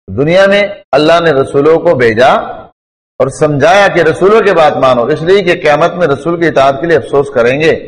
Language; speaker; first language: Urdu; non-native, local second language; Pashto